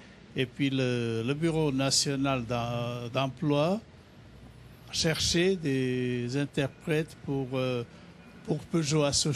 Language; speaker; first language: French; non-native, fluent; Serbian